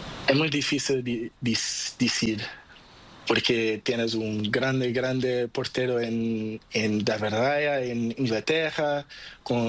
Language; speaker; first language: Spanish; non-native, learner; Portuguese